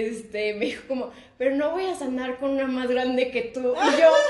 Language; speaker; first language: Spanish; native; Spanish